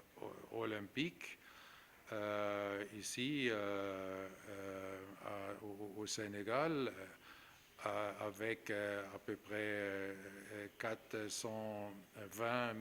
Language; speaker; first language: French; non-native, fluent; German